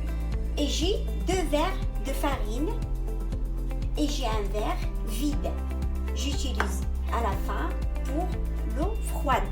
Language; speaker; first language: French; non-native, local second language; Arabic